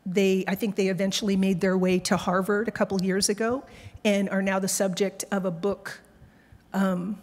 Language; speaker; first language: English; native; English